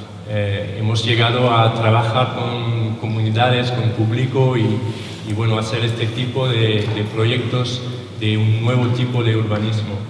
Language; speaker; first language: Spanish; non-native, learner; French